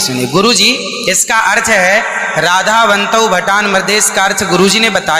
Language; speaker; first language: Hindi; native; Hindi